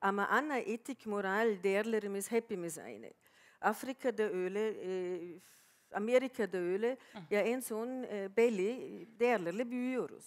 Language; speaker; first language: Turkish; non-native, fluent; German